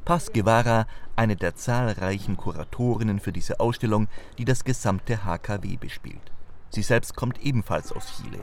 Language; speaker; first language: German; native; German